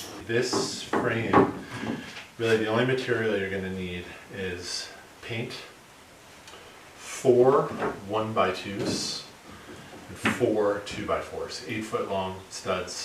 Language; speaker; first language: English; native; English